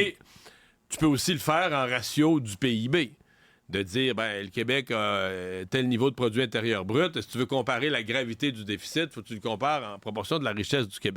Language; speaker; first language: French; native; French